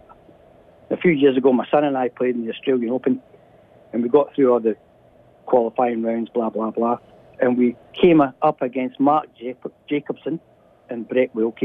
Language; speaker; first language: English; native; English